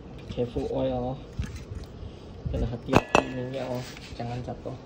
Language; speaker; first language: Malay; non-native, local second language; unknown